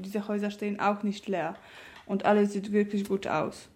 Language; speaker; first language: German; non-native, learner; Polish